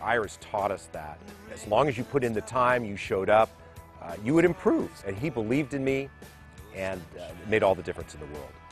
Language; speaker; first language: English; native; English